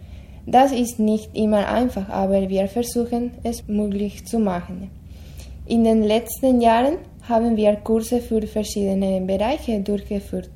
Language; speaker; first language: German; non-native, fluent; Spanish